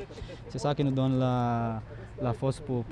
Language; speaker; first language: French; non-native, learner; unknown